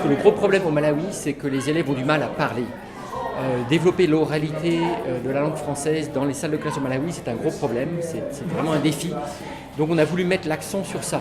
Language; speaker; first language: French; native; French